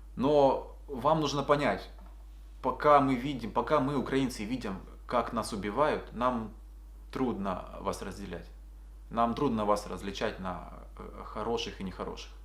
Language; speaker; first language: Russian; native; Russian